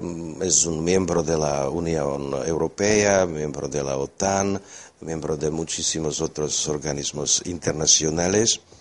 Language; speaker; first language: Spanish; non-native, fluent; Slovak